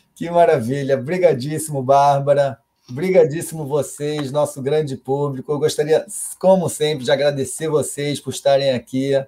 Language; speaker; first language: Portuguese; native; Portuguese